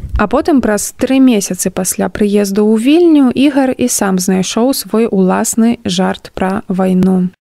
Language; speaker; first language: Belarusian; native; Belarusian